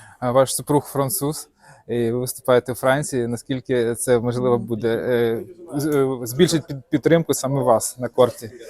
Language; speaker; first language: Ukrainian; non-native, local second language; Russian